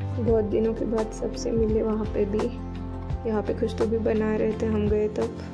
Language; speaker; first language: Hindi; non-native, local second language; Marathi